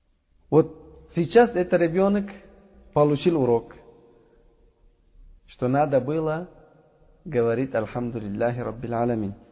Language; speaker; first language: Russian; non-native, local second language; Uzbek